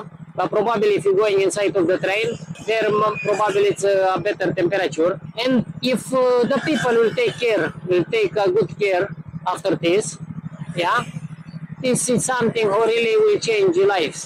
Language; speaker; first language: English; non-native, learner; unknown